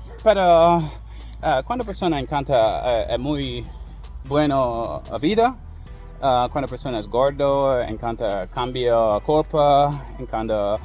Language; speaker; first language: Spanish; non-native, learner; English